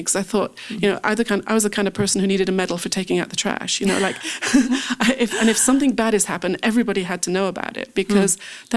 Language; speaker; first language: English; native; English